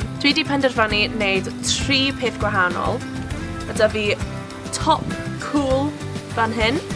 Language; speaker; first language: Welsh; non-native, local second language; English